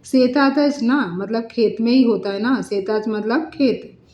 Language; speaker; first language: Hindi; non-native, local second language; Marathi